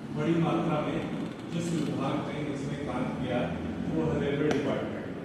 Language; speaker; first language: Hindi; native; Hindi